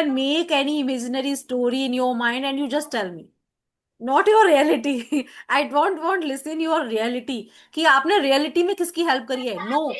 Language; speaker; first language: English; non-native, learner; Hindi